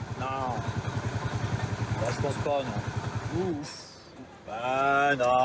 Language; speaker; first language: French; native; French